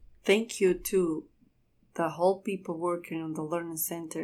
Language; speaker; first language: English; non-native, learner; Spanish